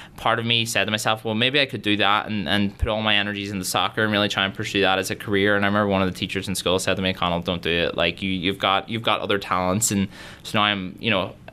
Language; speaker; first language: English; native; English